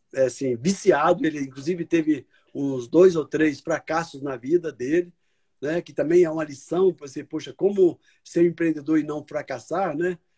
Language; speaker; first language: Portuguese; native; Portuguese